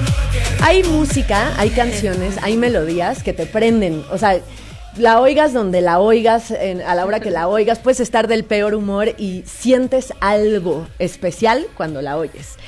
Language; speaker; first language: Spanish; native; Spanish